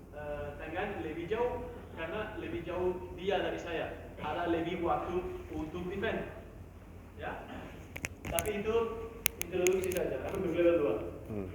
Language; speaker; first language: Indonesian; non-native, learner; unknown